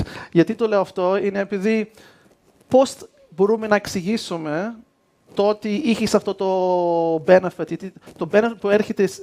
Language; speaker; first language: Greek; early bilingual, heritage; Greek